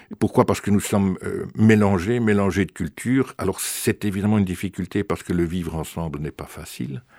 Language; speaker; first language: French; native; French